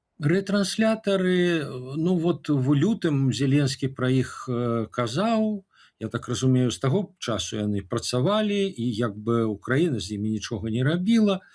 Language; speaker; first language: Belarusian; non-native, local second language; Russian